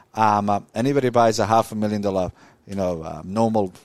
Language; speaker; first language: English; non-native, fluent; Croatian